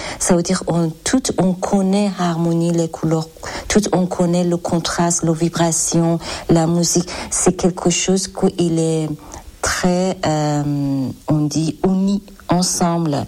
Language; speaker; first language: French; non-native, learner; Persian